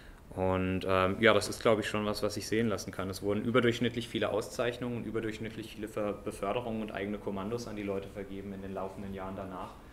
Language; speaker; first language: German; native; German